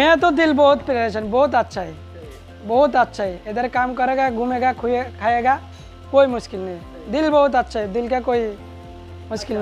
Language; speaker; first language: Hindi; non-native, learner; Bangla